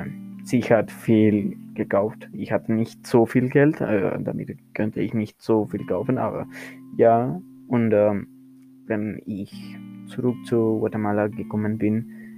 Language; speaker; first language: German; non-native, learner; Spanish